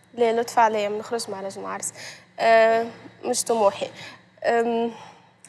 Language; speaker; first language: Arabic; native; Arabic